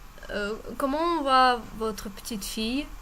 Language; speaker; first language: French; non-native, fluent; Russian